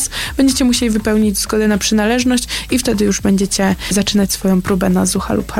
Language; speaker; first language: Polish; native; Polish